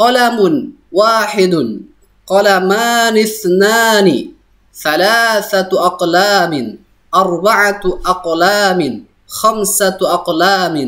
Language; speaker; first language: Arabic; non-native, fluent; Indonesian